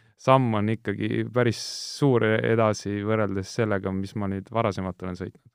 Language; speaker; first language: Estonian; native; Estonian